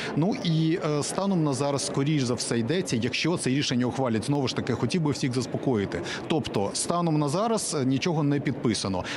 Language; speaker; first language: Ukrainian; native; Ukrainian